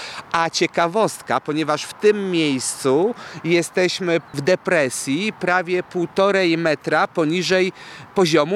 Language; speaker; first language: Polish; native; Polish